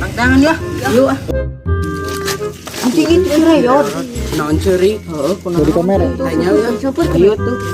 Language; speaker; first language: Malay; non-native, local second language; Sundanese